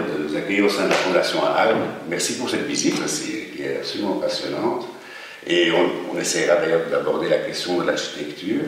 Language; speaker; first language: French; native; French